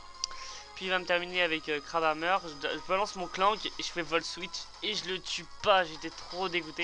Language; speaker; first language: French; native; French